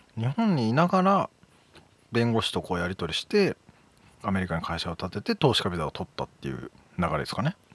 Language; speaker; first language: Japanese; native; Japanese